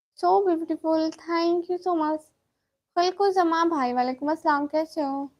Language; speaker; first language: Urdu; non-native, local second language; Punjabi